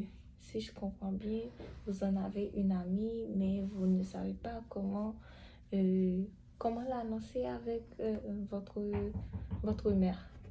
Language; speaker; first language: French; native; French